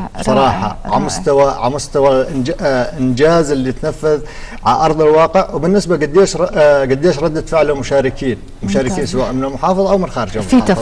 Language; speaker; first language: Arabic; native; Arabic